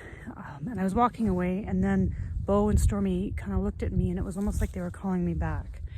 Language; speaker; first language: English; native; English